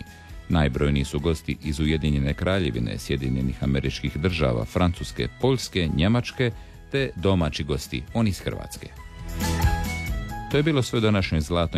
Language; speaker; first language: Serbian; native; Serbian